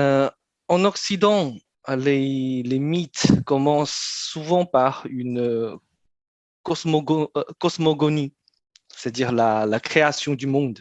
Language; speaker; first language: French; non-native, fluent; Chinese